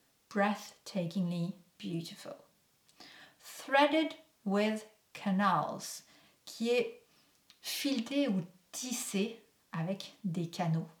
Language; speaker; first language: French; native; French